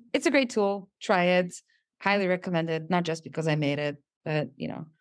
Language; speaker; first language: English; non-native, fluent; Serbian